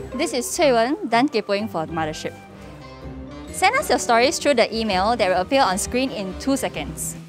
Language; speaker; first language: English; native; English